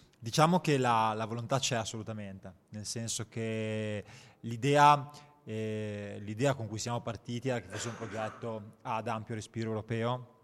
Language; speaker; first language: Italian; native; Italian